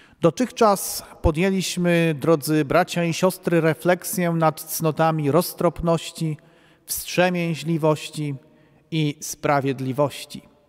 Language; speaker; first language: Polish; native; Polish